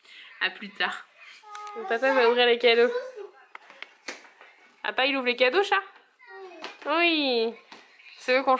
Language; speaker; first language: French; native; French